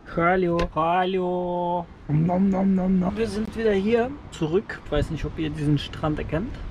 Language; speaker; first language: German; native; German